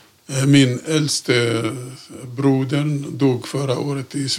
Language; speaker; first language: Swedish; non-native, fluent; Arabic